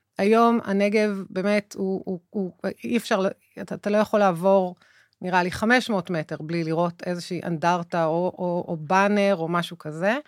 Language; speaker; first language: Hebrew; native; Hebrew